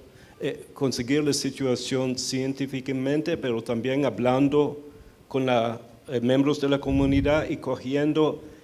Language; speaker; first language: Spanish; early bilingual, heritage; Spanish